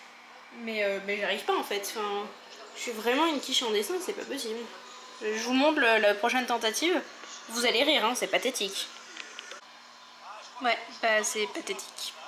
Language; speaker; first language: French; native; French